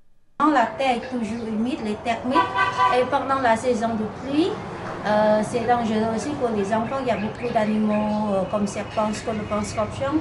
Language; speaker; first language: French; non-native, fluent; Khmer